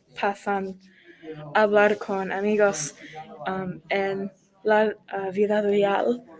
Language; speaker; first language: Spanish; non-native, learner; English